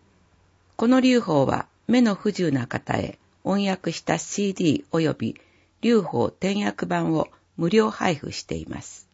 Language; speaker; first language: Japanese; native; Japanese